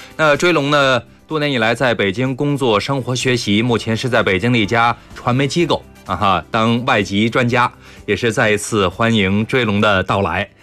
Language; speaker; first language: Chinese; native; Chinese